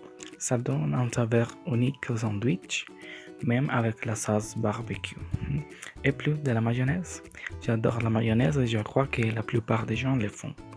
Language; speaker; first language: French; non-native, learner; Spanish